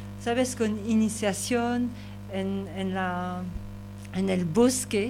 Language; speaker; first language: Spanish; non-native, learner; French